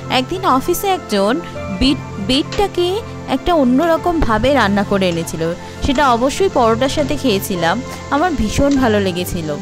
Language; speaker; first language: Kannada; non-native, learner; Bangla